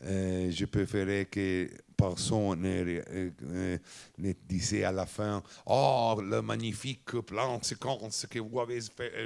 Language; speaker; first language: French; non-native, learner; Italian